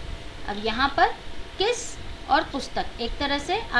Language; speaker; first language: Hindi; native; Hindi